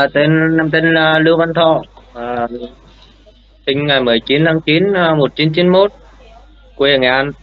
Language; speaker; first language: Vietnamese; native; Vietnamese